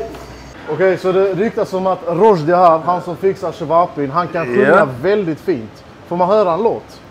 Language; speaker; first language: Swedish; native; Swedish